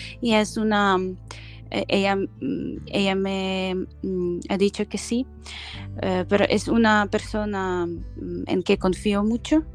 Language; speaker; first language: Spanish; non-native, fluent; Ukrainian